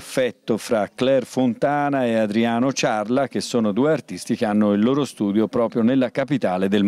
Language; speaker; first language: Italian; native; Italian